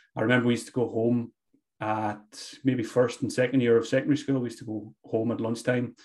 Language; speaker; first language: English; native; English